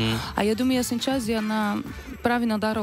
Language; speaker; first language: Russian; non-native, learner; Portuguese